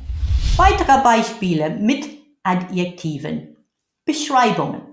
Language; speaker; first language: German; non-native, fluent; English